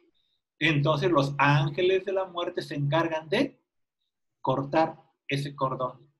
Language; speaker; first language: Spanish; native; Spanish